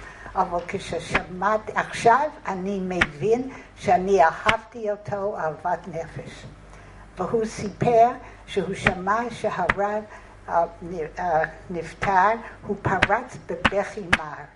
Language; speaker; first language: Hebrew; non-native, fluent; English